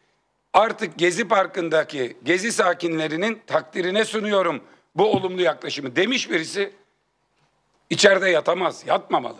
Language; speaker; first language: Turkish; native; Turkish